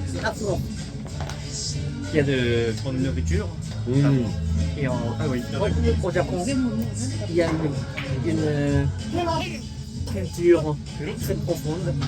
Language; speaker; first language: French; non-native, learner; Japanese